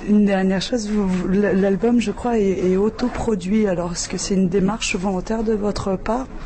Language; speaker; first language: French; native; French